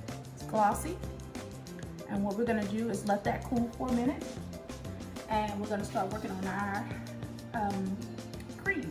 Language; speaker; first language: English; native; English